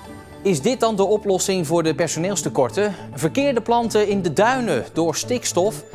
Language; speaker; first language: Dutch; native; Dutch